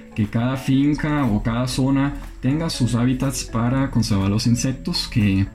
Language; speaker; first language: Spanish; non-native, fluent; German